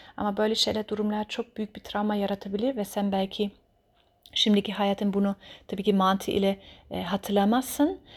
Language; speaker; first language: Turkish; early bilingual, heritage; Turkish